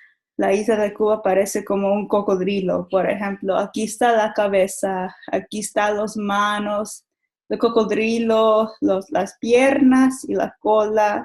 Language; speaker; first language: Spanish; non-native, learner; English